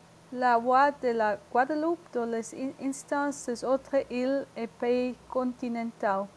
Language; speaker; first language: French; non-native, learner; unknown